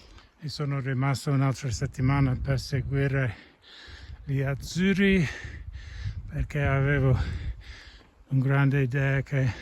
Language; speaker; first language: Italian; non-native, fluent; English